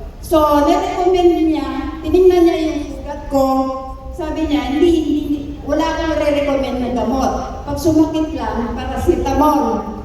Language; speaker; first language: Filipino; non-native, local second language; Hiligaynon